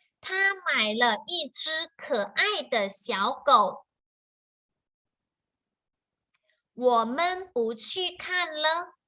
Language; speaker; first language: Chinese; non-native, fluent; Thai